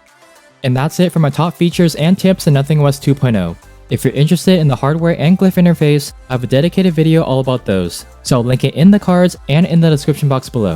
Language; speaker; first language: English; native; English